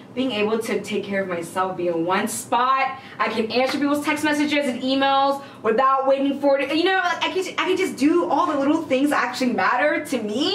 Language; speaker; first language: English; native; English